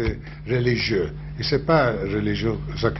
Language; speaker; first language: French; non-native, learner; Spanish